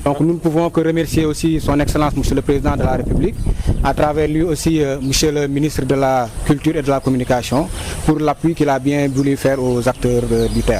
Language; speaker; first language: French; non-native, local second language; Wolof